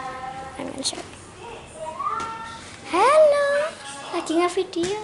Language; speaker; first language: English; non-native, learner; Indonesian